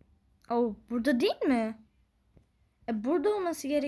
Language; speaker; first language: Turkish; native; Turkish